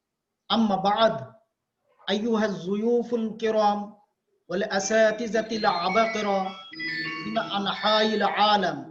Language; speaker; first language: Arabic; non-native, fluent; Bangla